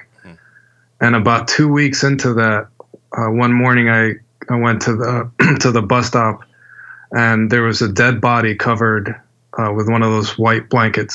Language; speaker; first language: English; native; English